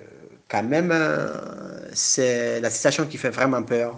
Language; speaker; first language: French; non-native, local second language; Bambara